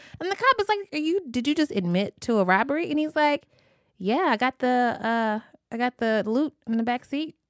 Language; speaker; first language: English; native; English